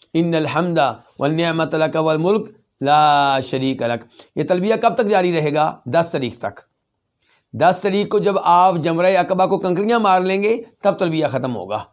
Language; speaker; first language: Urdu; native; Urdu